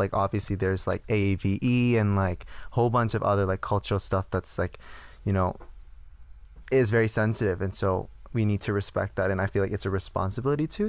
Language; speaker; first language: English; early bilingual, other home language; Korean